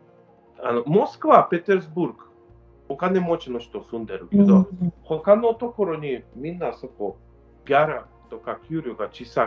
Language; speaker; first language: Japanese; non-native, learner; Ukrainian